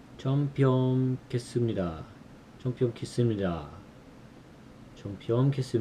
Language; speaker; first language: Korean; non-native, learner; English